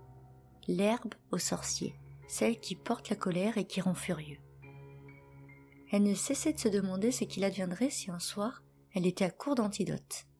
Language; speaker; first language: French; native; French